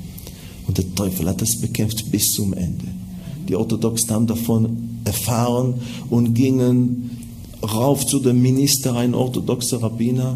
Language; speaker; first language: German; non-native, fluent; Hebrew